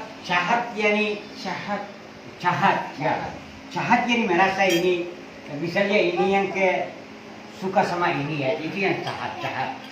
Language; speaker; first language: Indonesian; non-native, learner; Hindi